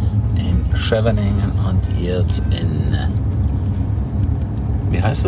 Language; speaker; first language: German; native; German